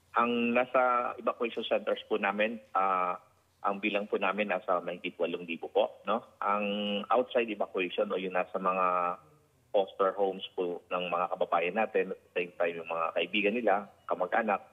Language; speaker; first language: Filipino; native; Filipino